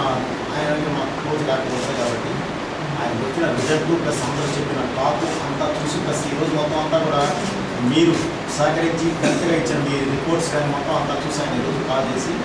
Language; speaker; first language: Telugu; native; Telugu